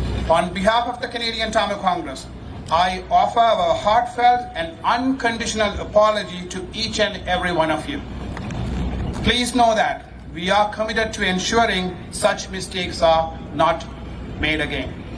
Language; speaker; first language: English; non-native, local second language; Tamil